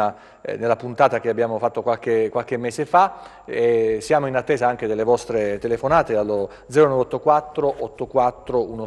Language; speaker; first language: Italian; native; Italian